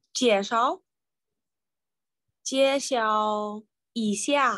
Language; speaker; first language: Chinese; non-native, learner; English